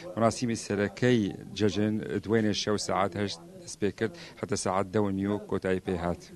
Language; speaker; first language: Central Kurdish; non-native, local second language; Assyrian Neo-Aramaic